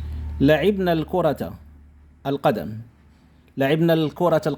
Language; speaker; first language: Arabic; non-native, fluent; Indonesian